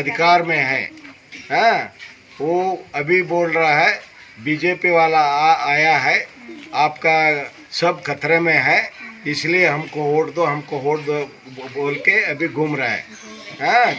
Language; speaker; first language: Hindi; non-native, local second language; Kannada